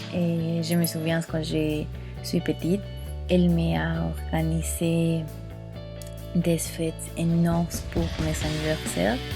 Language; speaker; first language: French; non-native, learner; Spanish